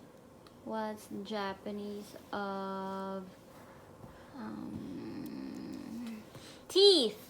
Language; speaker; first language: English; non-native, local second language; Filipino